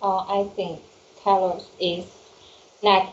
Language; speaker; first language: English; non-native, learner; Chinese